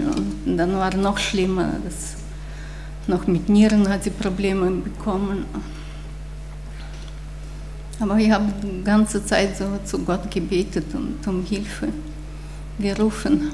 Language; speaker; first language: German; non-native, fluent; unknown